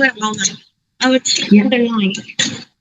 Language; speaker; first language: English; non-native, learner; Thai